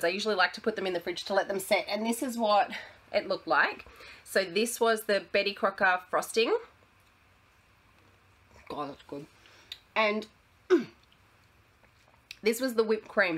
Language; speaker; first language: English; native; English